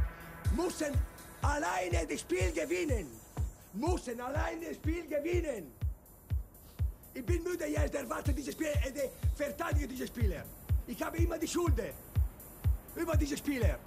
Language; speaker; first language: German; non-native, learner; Italian